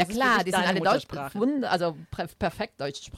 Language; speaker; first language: German; non-native, fluent; Italian